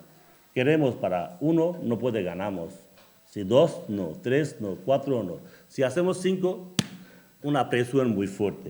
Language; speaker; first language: Spanish; non-native, learner; Bangla